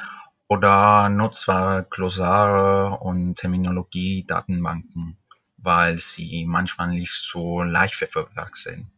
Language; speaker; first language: German; non-native, fluent; Spanish